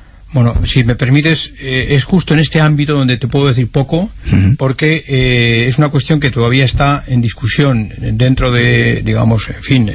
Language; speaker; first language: Spanish; native; Spanish